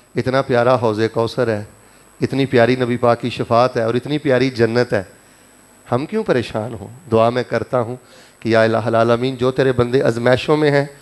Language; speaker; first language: Urdu; non-native, local second language; Punjabi